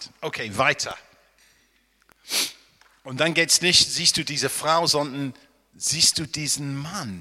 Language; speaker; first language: German; non-native, fluent; English